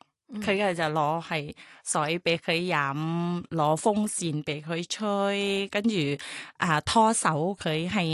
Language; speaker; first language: Cantonese; non-native, learner; Thai